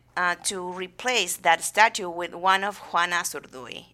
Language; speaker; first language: English; non-native, fluent; Spanish